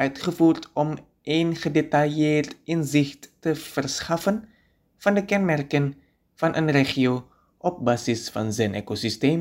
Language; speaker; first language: Dutch; non-native, fluent; Indonesian